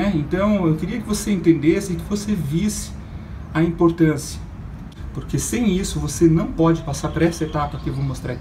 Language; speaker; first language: Portuguese; native; Portuguese